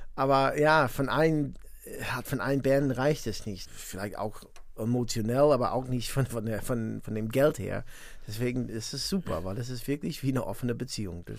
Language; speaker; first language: German; non-native, fluent; English